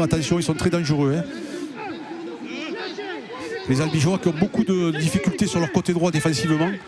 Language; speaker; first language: French; native; French